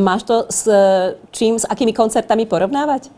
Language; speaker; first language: Slovak; native; Slovak